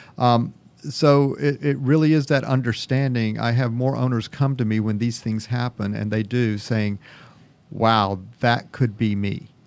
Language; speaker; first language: English; native; English